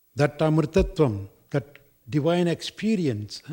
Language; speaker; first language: English; non-native, local second language; Tamil